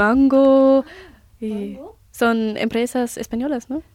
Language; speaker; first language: Spanish; non-native, learner; German